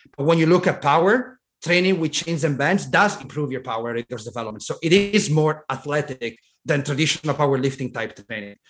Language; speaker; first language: English; non-native, fluent; Italian